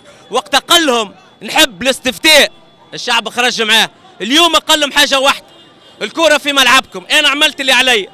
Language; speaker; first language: Arabic; native; Arabic